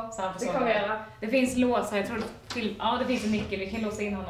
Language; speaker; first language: Swedish; native; Swedish